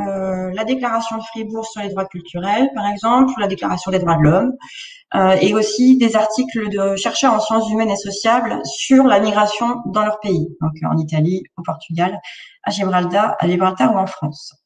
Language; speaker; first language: French; native; French